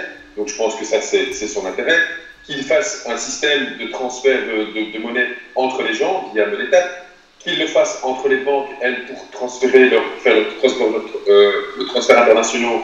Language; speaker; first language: French; native; French